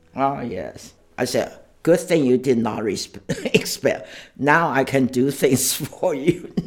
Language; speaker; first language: English; non-native, fluent; Chinese